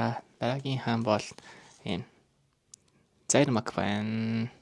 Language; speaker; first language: Mongolian; non-native, learner; Japanese